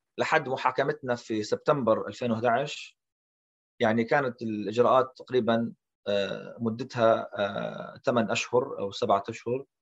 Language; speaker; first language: Arabic; early bilingual, heritage; Arabic